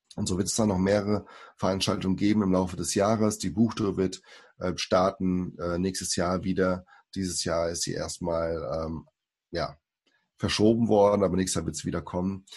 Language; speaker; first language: German; early bilingual, other home language; Portuguese